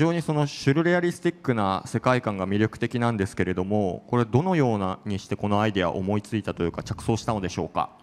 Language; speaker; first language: Japanese; native; Japanese